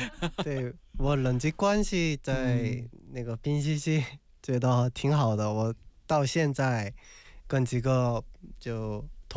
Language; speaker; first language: Chinese; non-native, fluent; Korean